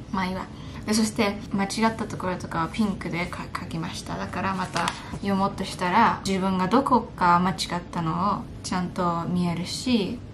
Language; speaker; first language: Japanese; non-native, fluent; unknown